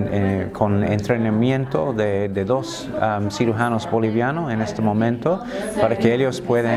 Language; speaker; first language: Spanish; non-native, fluent; English